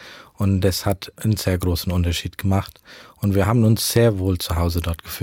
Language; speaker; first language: German; early bilingual, heritage; German